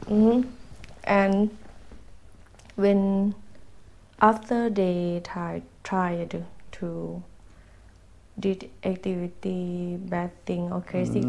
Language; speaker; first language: English; non-native, learner; Thai